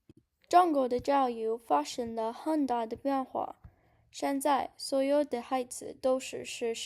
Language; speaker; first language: Chinese; non-native, learner; English